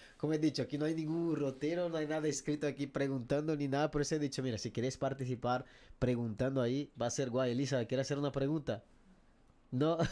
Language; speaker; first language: Spanish; non-native, fluent; Portuguese